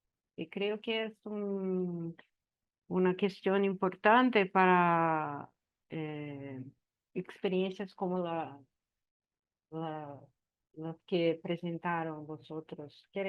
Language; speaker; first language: Spanish; non-native, learner; Portuguese